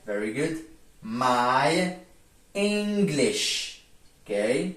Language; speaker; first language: English; non-native, fluent; Arabic